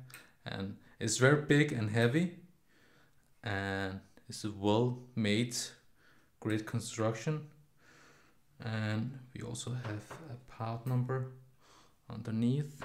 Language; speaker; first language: English; non-native, fluent; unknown